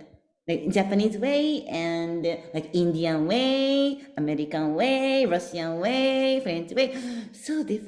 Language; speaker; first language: English; non-native, learner; Japanese